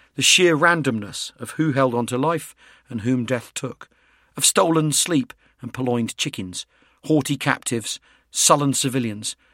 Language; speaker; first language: English; native; English